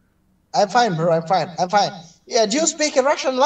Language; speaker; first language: English; non-native, learner; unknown